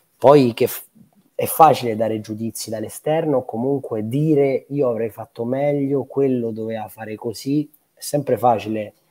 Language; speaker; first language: Italian; native; Italian